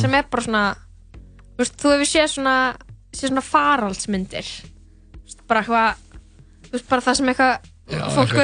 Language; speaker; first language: Icelandic; native; Icelandic